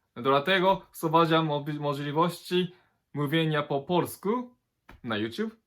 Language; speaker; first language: Polish; non-native, fluent; Japanese